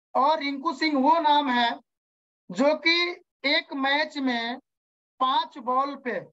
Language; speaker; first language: Hindi; native; Hindi